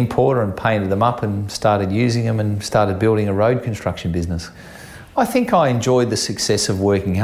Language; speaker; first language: English; native; English